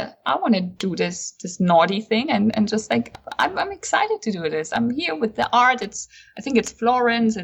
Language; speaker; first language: English; non-native, fluent; German